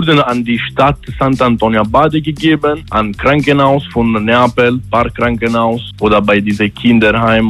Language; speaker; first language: German; non-native, learner; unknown